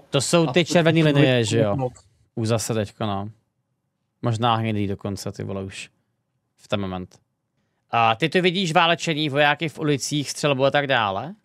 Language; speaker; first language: Czech; native; Czech